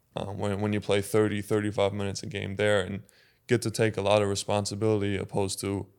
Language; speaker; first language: English; non-native, fluent; German